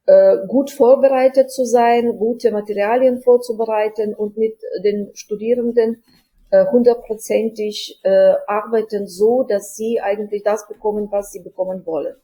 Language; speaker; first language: German; non-native, fluent; Ukrainian